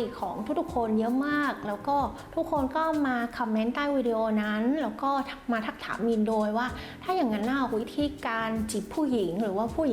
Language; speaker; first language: Thai; non-native, fluent; Vietnamese